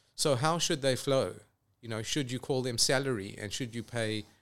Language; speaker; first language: English; native; English